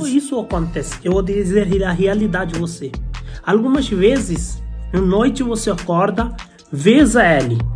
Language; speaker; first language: Portuguese; non-native, learner; Hindi